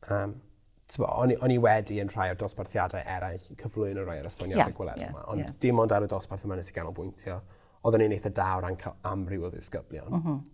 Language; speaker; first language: Welsh; native; Welsh